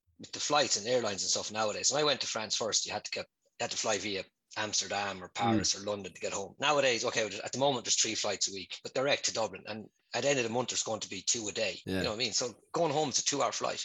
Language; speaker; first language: English; native; English